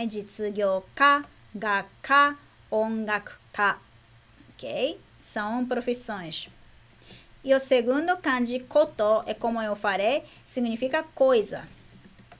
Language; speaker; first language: Portuguese; non-native, fluent; Japanese